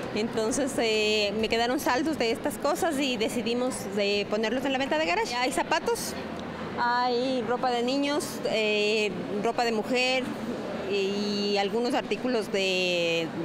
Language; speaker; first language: Spanish; non-native, fluent; German